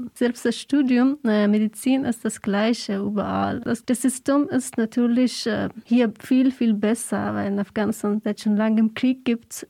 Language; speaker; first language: German; non-native, fluent; Persian